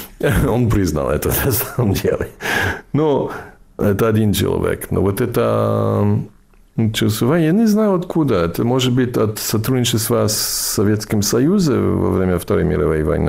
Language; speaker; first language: Russian; non-native, fluent; English